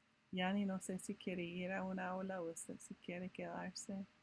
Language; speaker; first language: Spanish; non-native, fluent; English